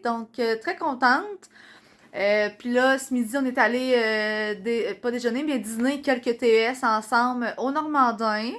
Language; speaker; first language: French; native; French